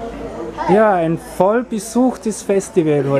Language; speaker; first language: German; native; German